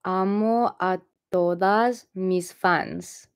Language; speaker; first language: Spanish; non-native, learner; English